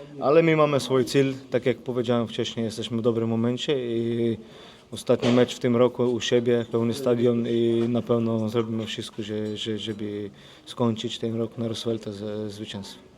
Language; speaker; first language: Polish; non-native, fluent; Slovenian